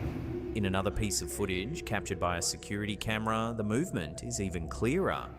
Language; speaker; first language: English; native; English